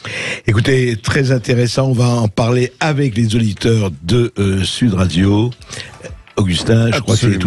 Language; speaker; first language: French; native; French